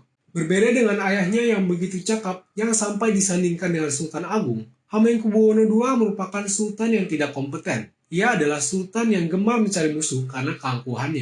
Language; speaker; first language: Indonesian; native; Indonesian